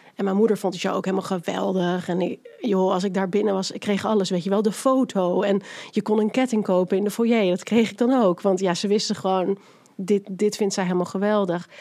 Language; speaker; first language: Dutch; native; Dutch